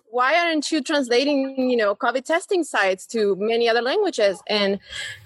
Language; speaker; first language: English; non-native, fluent; Spanish